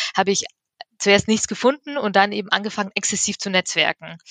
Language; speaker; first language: German; early bilingual, other home language; Russian